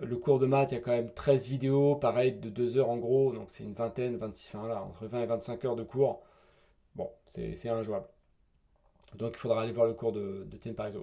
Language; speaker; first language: French; native; French